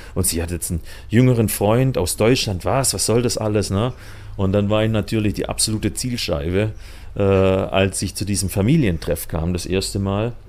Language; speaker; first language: German; native; German